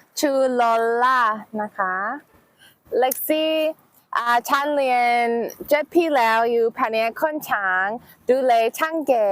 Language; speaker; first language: Thai; non-native, learner; English